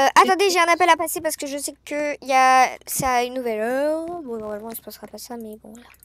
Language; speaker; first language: French; native; French